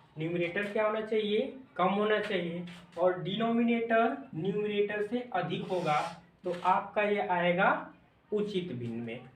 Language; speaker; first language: Hindi; native; Hindi